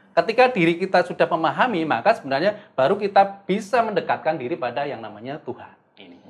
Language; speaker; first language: Indonesian; native; Indonesian